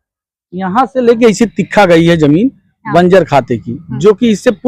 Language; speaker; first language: Hindi; native; Hindi